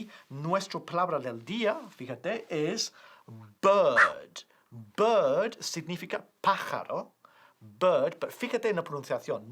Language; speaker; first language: Spanish; non-native, fluent; English